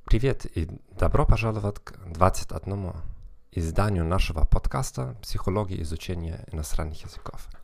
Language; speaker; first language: Russian; non-native, fluent; German